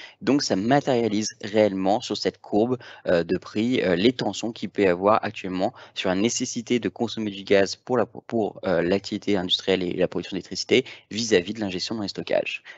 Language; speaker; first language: French; native; French